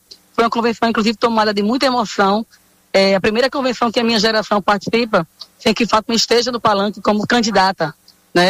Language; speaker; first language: Portuguese; native; Portuguese